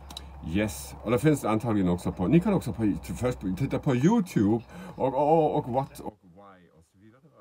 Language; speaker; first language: Swedish; non-native, fluent; German